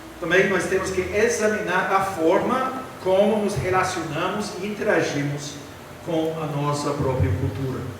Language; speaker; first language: Portuguese; non-native, fluent; English